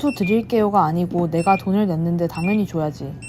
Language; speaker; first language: Korean; native; Korean